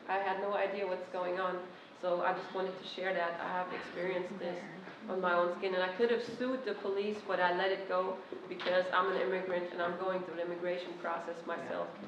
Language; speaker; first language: English; non-native, fluent; Persian